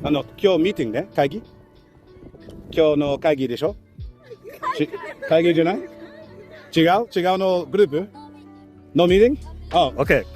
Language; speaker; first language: Japanese; non-native, learner; English